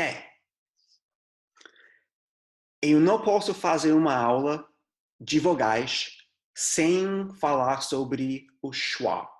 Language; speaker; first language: Portuguese; non-native, fluent; English